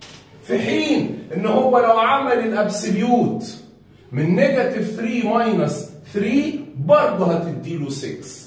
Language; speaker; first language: Arabic; native; Arabic